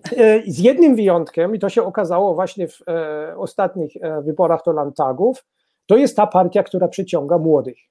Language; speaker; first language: Polish; non-native, fluent; German